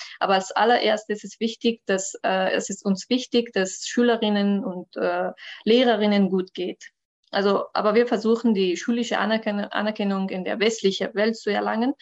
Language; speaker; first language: German; non-native, learner; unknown